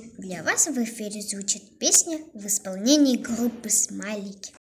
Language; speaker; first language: Russian; native; Russian